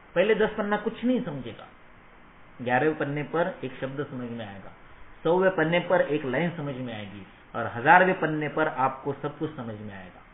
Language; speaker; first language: Hindi; non-native, local second language; Marathi